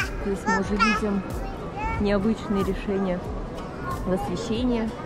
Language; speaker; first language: Russian; native; Russian